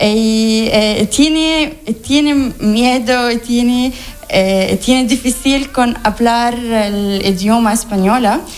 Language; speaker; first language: Spanish; non-native, learner; Arabic